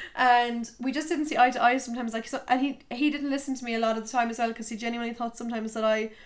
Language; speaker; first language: English; native; English